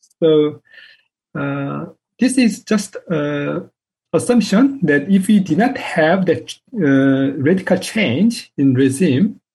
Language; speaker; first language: English; non-native, fluent; Korean